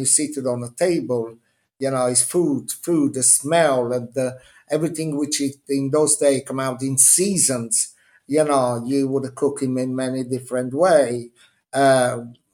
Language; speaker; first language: English; non-native, fluent; Italian